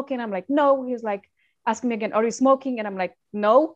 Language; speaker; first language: English; non-native, fluent; Romanian